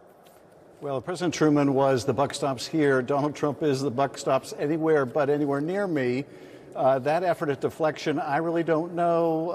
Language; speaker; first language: English; native; English